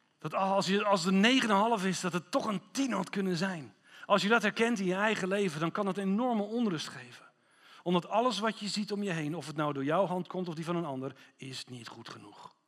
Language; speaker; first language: Dutch; non-native, fluent; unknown